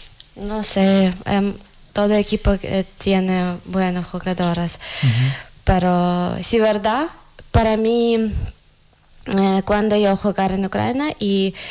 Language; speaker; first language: Spanish; non-native, learner; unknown